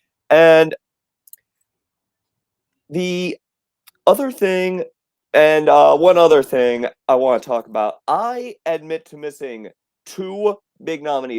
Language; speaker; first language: English; native; English